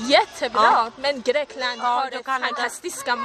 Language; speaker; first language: Swedish; non-native, learner; Persian